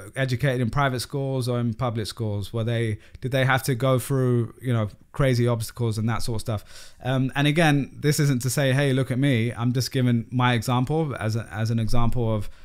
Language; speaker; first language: English; native; English